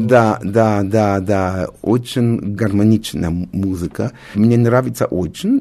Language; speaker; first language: Russian; non-native, learner; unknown